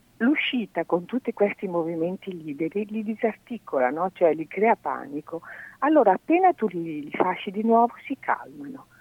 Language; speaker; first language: Italian; native; Italian